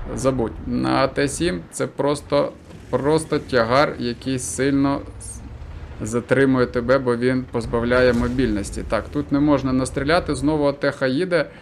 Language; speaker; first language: Ukrainian; non-native, local second language; Russian